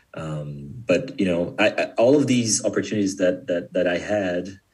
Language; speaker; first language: English; non-native, fluent; Portuguese